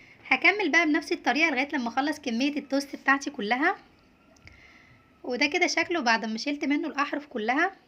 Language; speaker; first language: Arabic; native; Arabic